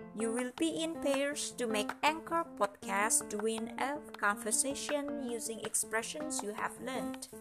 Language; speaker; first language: English; non-native, fluent; Indonesian